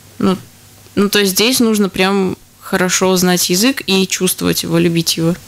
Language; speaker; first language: Russian; native; Russian